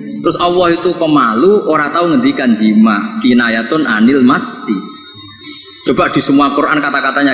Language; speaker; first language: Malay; non-native, local second language; Javanese